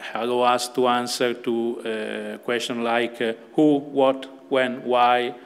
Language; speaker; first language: English; non-native, fluent; Italian